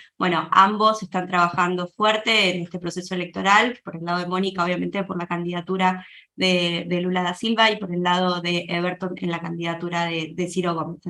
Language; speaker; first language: Spanish; native; Spanish